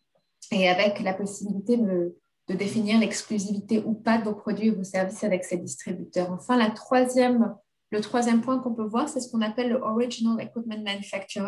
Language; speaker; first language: French; native; French